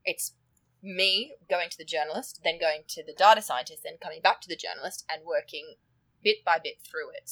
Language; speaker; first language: English; native; English